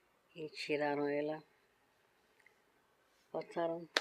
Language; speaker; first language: Portuguese; non-native, fluent; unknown